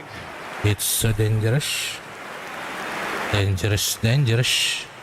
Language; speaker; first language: English; non-native, learner; Indonesian